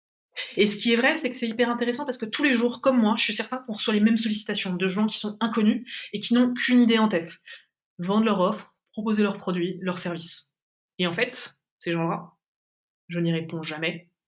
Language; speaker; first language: French; native; French